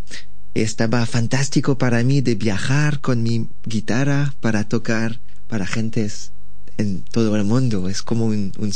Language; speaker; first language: Spanish; non-native, learner; French